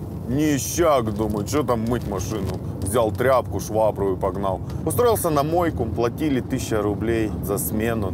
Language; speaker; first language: Russian; native; Russian